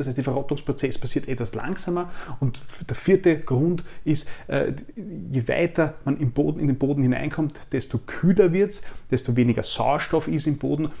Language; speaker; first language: German; native; German